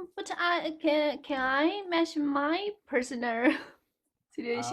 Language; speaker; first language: English; non-native, learner; Chinese